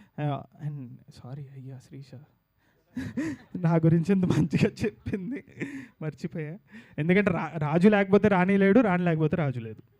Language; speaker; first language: Telugu; native; Telugu